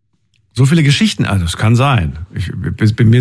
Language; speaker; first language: German; native; German